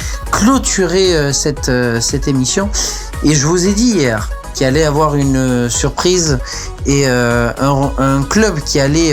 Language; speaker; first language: French; native; French